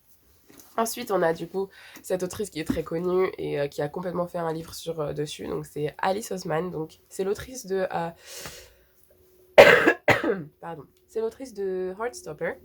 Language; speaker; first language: French; native; French